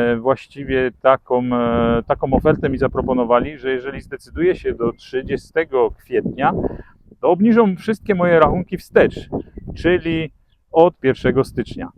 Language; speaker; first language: Polish; native; Polish